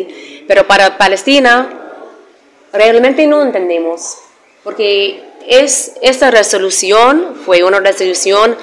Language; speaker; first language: Spanish; non-native, fluent; Arabic